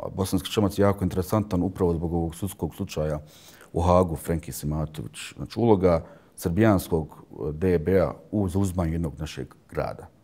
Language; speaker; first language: Bosnian; early bilingual, heritage; Bosnian